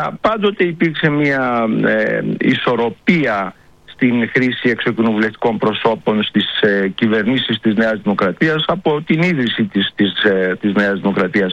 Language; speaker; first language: Greek; native; Greek